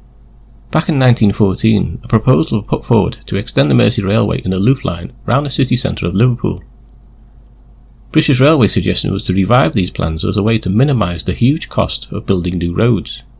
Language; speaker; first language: English; native; English